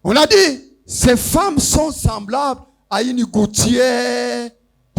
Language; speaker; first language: French; non-native, local second language; Lingala